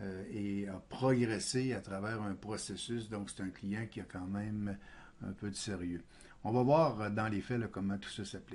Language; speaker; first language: French; native; French